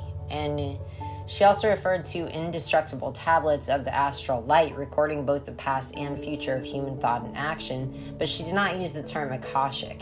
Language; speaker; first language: English; native; English